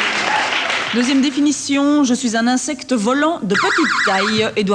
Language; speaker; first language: French; native; French